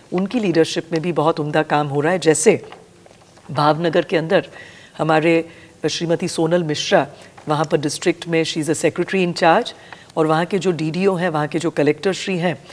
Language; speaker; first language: Hindi; non-native, local second language; Gujarati